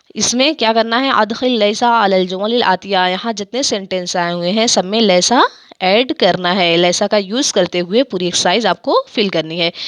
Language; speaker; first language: Urdu; native; Urdu